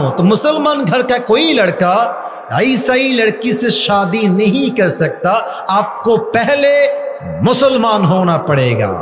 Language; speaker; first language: Hindi; non-native, fluent; Bangla